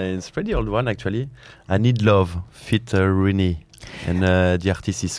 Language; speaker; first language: English; non-native, fluent; French